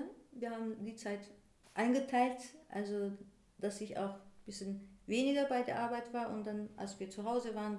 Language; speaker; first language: German; non-native, fluent; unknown